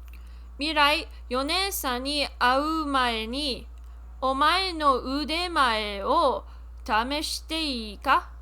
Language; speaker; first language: Japanese; non-native, learner; English